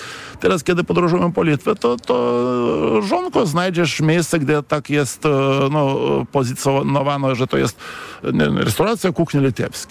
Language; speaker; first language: Polish; non-native, fluent; Lithuanian